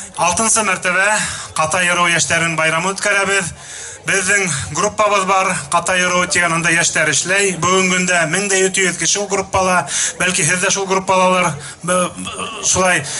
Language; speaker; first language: Tatar; non-native, local second language; Bashkir